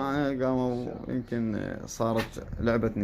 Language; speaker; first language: Arabic; native; Arabic